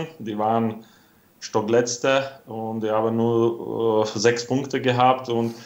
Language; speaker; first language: German; non-native, fluent; Slovak